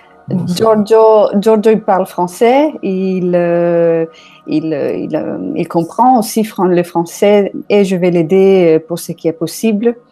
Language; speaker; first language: French; non-native, fluent; Italian